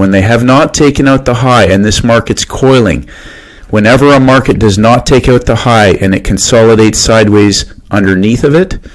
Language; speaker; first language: English; native; English